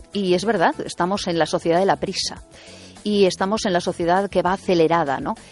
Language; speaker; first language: Spanish; native; Spanish